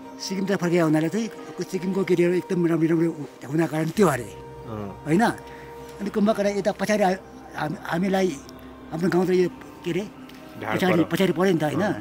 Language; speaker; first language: Nepali; non-native, local second language; Sherpa